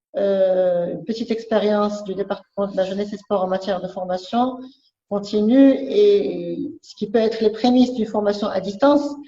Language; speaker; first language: French; non-native, local second language; Arabic